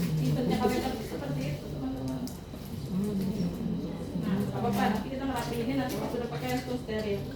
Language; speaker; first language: Indonesian; native; Indonesian